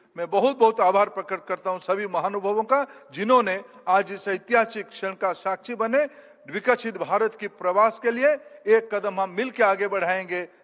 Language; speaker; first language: Hindi; non-native, local second language; Odia